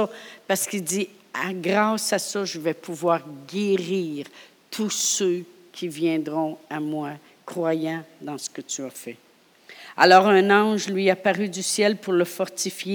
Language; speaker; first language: French; native; French